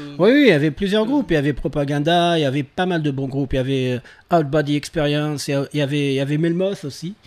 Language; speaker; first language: French; non-native, local second language; Arabic